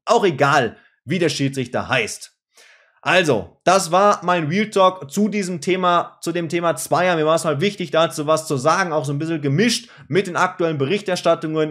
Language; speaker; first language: German; native; German